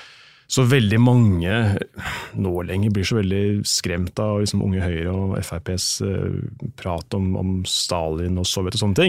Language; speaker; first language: Norwegian; native; Norwegian